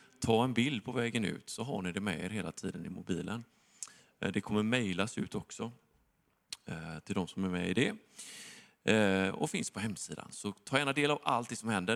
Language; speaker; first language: Swedish; native; Swedish